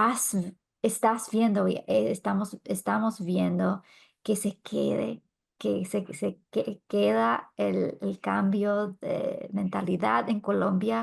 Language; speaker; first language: Spanish; non-native, fluent; English